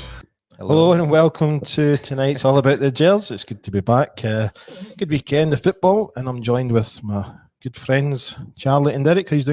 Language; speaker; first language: English; native; English